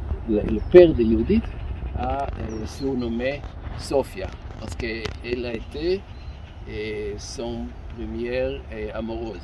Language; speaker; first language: French; non-native, fluent; Hebrew